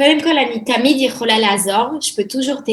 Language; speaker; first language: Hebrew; non-native, fluent; French